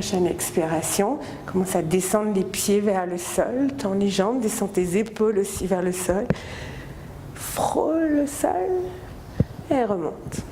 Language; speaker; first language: French; native; French